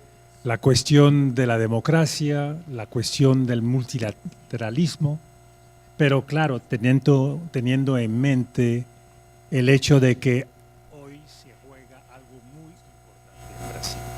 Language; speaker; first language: Spanish; non-native, fluent; French